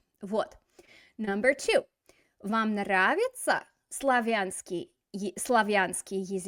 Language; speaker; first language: Russian; non-native, fluent; English